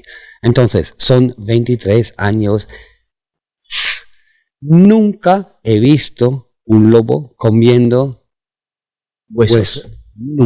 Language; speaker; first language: Spanish; non-native, fluent; German